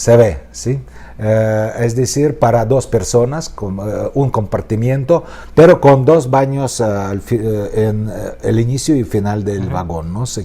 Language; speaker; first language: Spanish; non-native, fluent; Russian